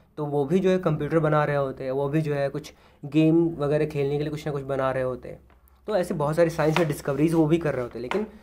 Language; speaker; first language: Hindi; native; Hindi